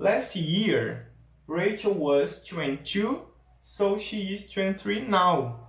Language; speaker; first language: English; non-native, fluent; Portuguese